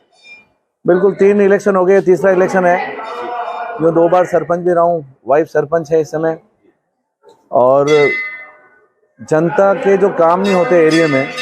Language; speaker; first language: Hindi; non-native, local second language; Marwari